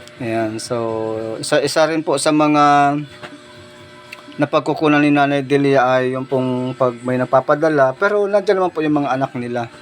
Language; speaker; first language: Filipino; non-native, local second language; Bikol